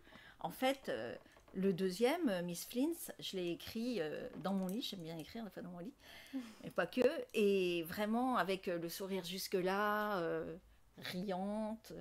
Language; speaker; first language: French; native; French